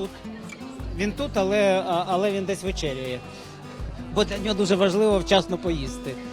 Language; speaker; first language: Ukrainian; native; Ukrainian